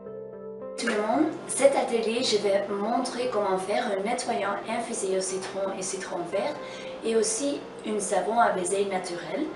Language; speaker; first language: French; non-native, fluent; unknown